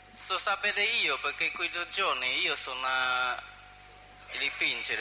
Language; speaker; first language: Italian; non-native, learner; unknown